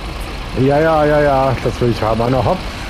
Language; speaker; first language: German; native; German